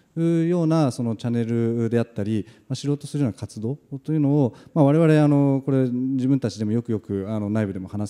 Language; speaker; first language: Japanese; native; Japanese